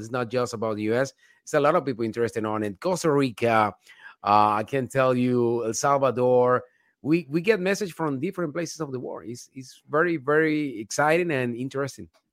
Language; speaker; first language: English; non-native, fluent; Spanish